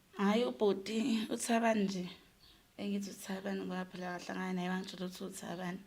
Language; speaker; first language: Zulu; native; Zulu